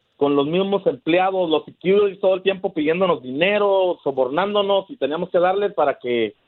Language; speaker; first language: Spanish; native; Spanish